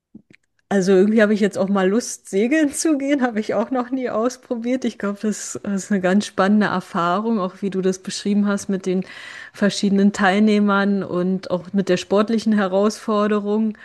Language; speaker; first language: German; native; German